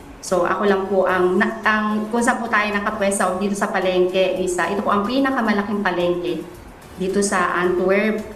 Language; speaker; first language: Filipino; native; Filipino